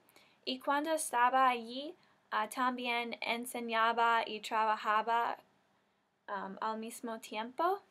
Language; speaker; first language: Spanish; non-native, learner; English